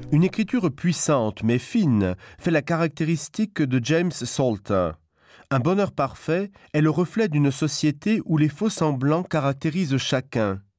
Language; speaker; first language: French; non-native, local second language; Luxembourgish